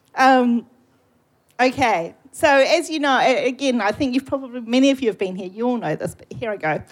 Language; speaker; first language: English; native; English